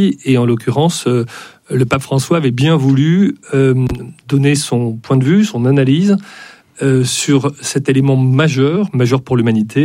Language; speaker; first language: French; native; French